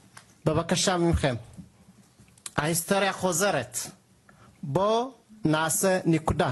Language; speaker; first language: Hebrew; non-native, learner; Tigrinya